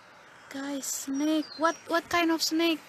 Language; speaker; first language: English; non-native, learner; Indonesian